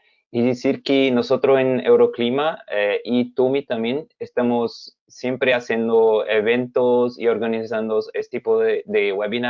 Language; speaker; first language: Spanish; non-native, fluent; Portuguese